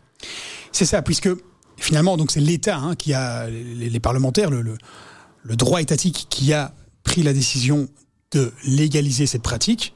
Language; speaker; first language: French; native; French